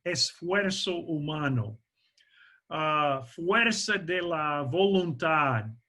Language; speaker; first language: Spanish; non-native, fluent; English